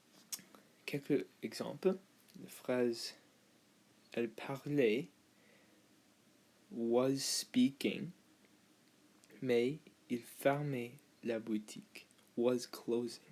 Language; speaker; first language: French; non-native, learner; English